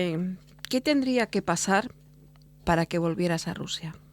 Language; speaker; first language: Spanish; native; Spanish